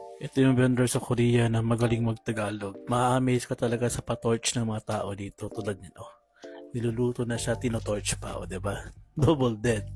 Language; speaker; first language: Filipino; native; Filipino